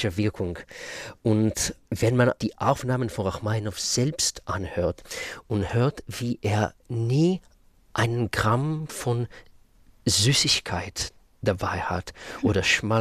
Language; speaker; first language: German; non-native, fluent; Russian